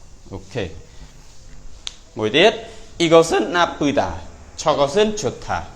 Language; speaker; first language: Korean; non-native, fluent; Khmer